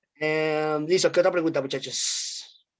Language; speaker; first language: Spanish; native; Spanish